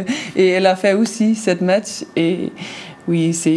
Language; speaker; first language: French; non-native, learner; Danish